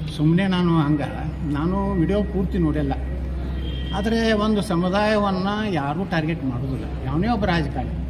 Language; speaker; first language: Kannada; native; Kannada